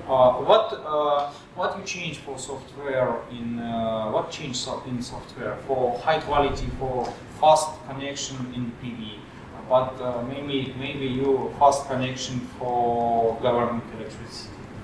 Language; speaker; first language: English; non-native, learner; Russian